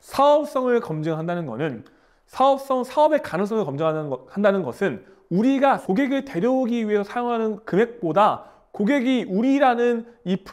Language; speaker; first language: Korean; native; Korean